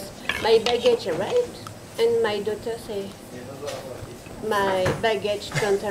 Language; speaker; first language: English; non-native, learner; French